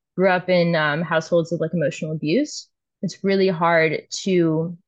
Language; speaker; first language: English; native; English